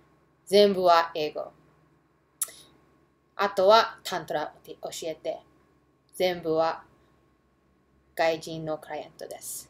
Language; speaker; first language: Japanese; early bilingual, heritage; English